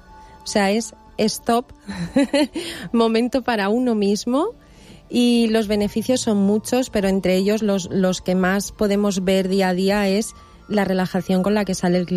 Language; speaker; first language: Spanish; native; Spanish